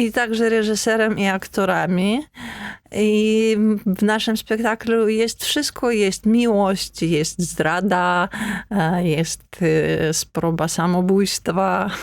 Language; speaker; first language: Polish; non-native, fluent; Ukrainian